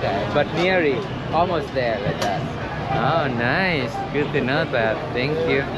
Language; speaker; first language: English; non-native, learner; Thai